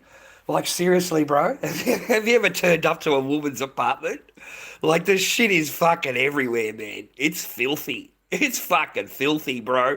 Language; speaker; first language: English; native; English